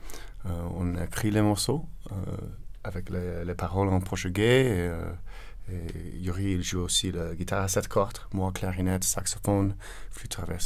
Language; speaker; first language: French; non-native, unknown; English